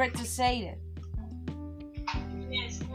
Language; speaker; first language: English; non-native, learner; Spanish